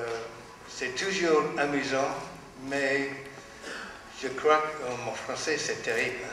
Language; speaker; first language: French; non-native, learner; English